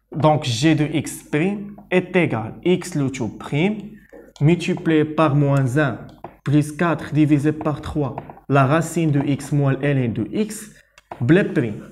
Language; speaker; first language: French; non-native, local second language; Arabic